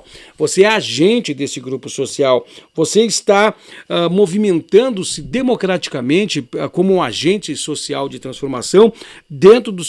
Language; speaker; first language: Portuguese; native; Portuguese